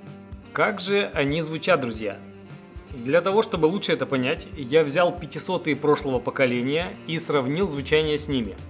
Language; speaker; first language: Russian; native; Russian